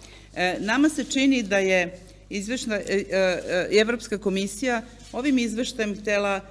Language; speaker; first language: Serbian; native; Serbian